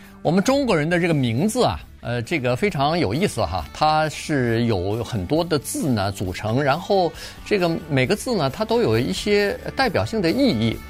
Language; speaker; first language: Chinese; native; Chinese